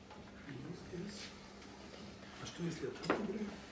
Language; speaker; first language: Russian; non-native, learner; Serbian